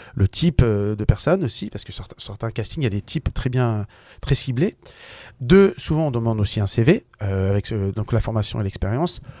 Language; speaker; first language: French; native; French